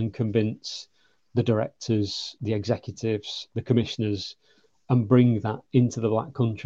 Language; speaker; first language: English; native; English